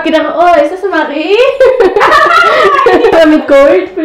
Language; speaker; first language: German; non-native, learner; Korean